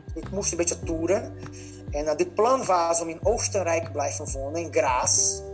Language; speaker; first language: Dutch; non-native, fluent; Portuguese